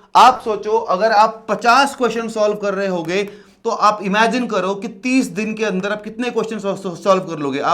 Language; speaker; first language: Hindi; native; Hindi